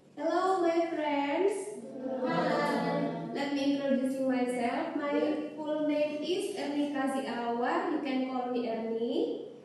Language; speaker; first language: English; non-native, learner; Indonesian